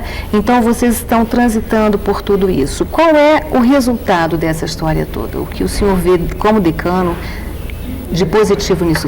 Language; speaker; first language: Portuguese; native; Portuguese